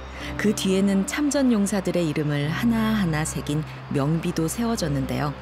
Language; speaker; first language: Korean; native; Korean